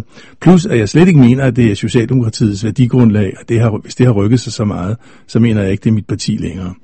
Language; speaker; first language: Danish; native; Danish